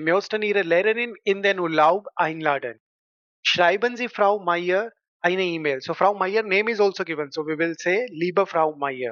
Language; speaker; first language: German; non-native, learner; Hindi